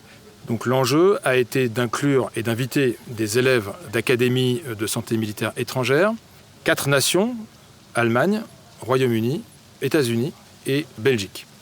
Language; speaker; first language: French; native; French